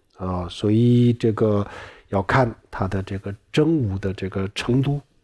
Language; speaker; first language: Chinese; non-native, local second language; Tibetan